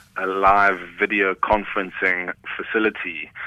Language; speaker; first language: English; native; English